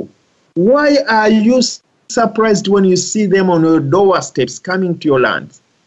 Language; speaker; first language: English; non-native, local second language; Ganda